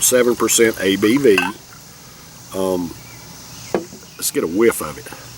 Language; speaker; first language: English; native; English